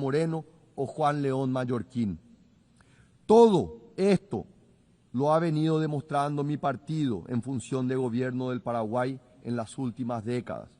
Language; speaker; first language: Spanish; native; Spanish